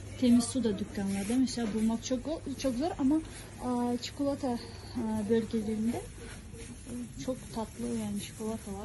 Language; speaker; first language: Turkish; non-native, fluent; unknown